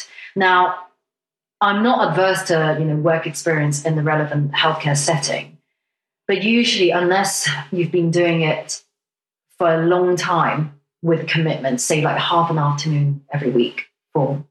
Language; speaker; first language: English; non-native, local second language; Cantonese